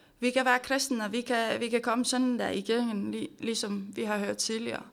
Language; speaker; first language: Danish; non-native, fluent; Romanian